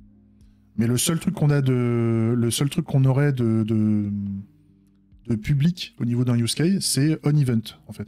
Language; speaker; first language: French; native; French